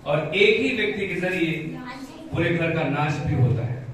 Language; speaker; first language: Hindi; non-native, local second language; Marathi